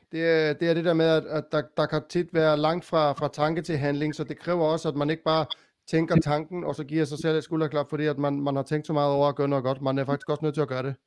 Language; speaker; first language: Danish; native; Danish